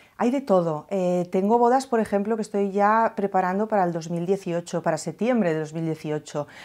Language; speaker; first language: Spanish; native; Spanish